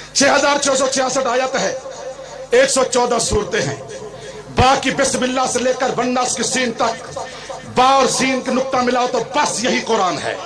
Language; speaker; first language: Urdu; non-native, local second language; Punjabi